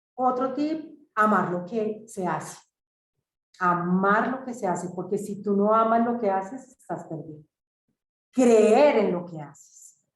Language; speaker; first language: Spanish; native; Spanish